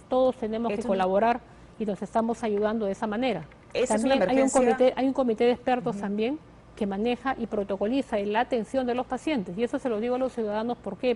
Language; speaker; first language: Spanish; native; Spanish